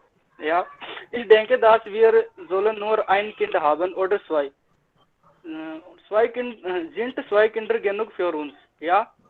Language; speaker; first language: German; non-native, learner; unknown